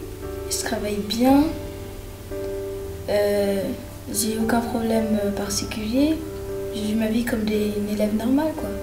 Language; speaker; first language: French; early bilingual, other home language; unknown